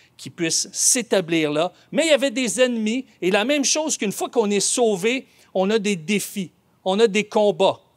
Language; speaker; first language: French; native; French